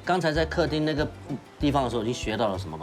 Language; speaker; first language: Chinese; native; Chinese